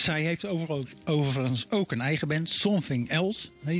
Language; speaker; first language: Dutch; native; Dutch